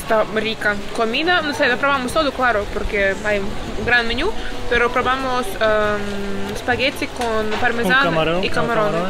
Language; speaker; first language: Spanish; non-native, learner; Ukrainian